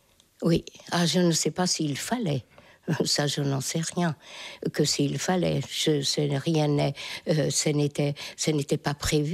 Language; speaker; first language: French; non-native, fluent; Hungarian